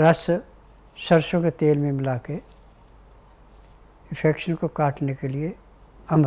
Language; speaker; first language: Hindi; native; Hindi